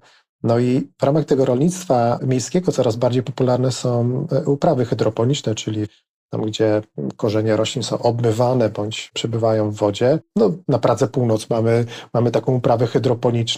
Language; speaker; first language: Polish; native; Polish